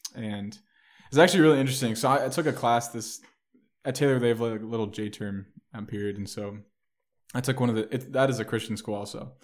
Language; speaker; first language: English; native; English